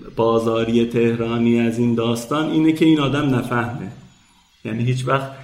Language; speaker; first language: Persian; non-native, local second language; Azerbaijani